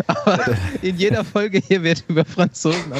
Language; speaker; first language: German; native; German